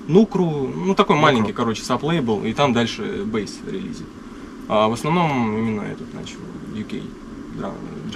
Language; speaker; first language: Russian; native; Russian